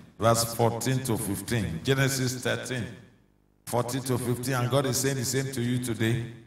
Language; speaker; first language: English; non-native, local second language; Yoruba